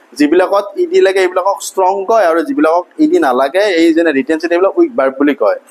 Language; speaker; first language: Assamese; native; Assamese